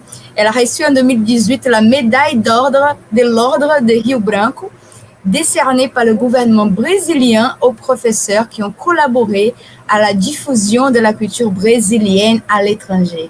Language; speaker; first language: French; non-native, fluent; Portuguese